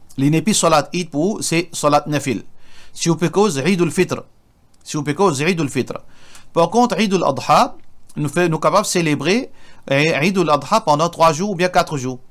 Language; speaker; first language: French; non-native, local second language; Morisyen